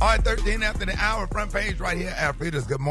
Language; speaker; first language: English; native; English